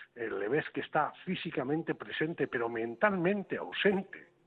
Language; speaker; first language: Spanish; native; Spanish